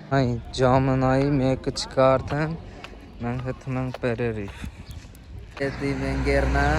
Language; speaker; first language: Armenian; non-native, learner; Hindi